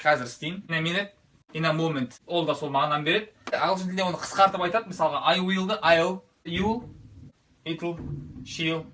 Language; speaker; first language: Kazakh; native; Kazakh